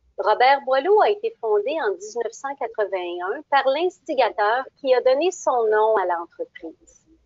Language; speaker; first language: French; native; French